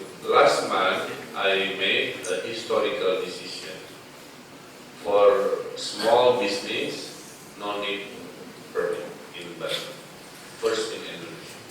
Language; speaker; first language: English; non-native, fluent; Indonesian